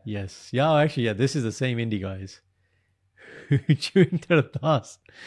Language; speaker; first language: English; early bilingual, other home language; Punjabi